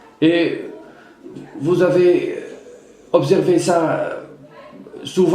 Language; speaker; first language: French; non-native, fluent; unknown